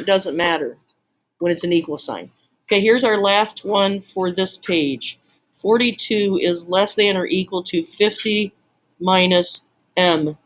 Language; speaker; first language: English; native; English